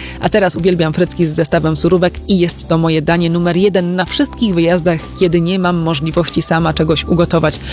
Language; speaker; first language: Polish; native; Polish